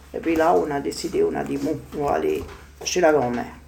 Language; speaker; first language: French; non-native, fluent; German